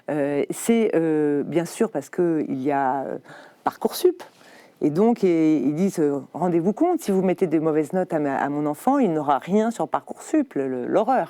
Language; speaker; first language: French; native; French